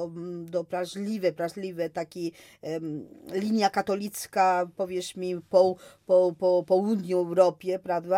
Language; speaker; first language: Polish; non-native, fluent; Spanish